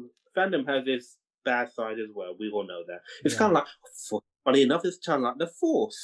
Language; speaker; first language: English; non-native, local second language; Cantonese